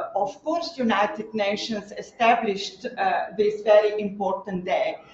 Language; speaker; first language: English; non-native, fluent; Slovenian